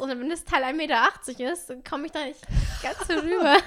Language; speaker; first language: German; native; German